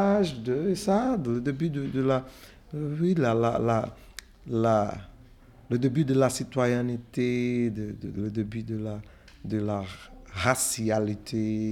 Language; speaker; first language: French; non-native, fluent; Portuguese